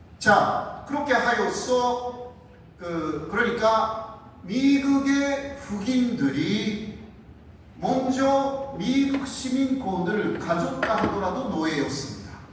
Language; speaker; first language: Korean; non-native, fluent; Japanese